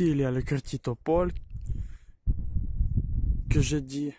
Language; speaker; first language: French; non-native, learner; Ukrainian